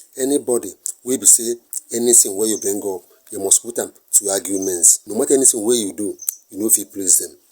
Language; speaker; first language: Nigerian Pidgin; non-native, local second language; Igbo